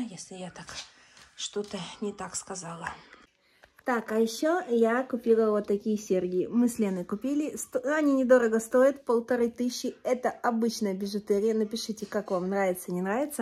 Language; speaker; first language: Russian; native; Russian